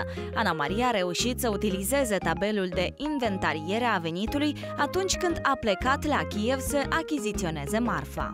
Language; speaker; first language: Romanian; native; Romanian